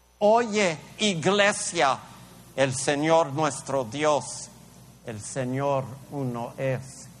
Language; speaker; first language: Spanish; early bilingual, heritage; Spanish